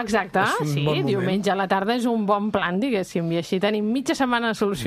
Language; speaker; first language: Catalan; native; Catalan